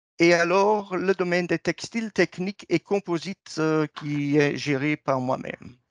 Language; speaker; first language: French; native; French